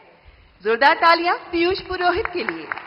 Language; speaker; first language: Hindi; native; Hindi